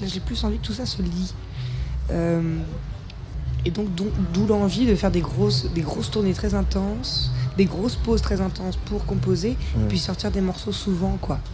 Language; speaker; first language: French; native; French